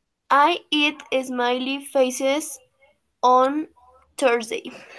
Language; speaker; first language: English; non-native, learner; Spanish